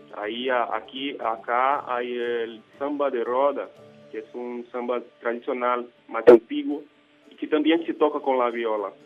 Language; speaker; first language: Spanish; non-native, fluent; Portuguese